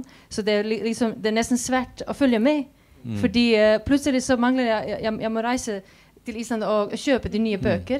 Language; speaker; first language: Swedish; non-native, fluent; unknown